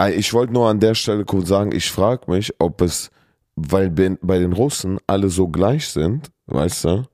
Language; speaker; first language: German; early bilingual, other home language; Russian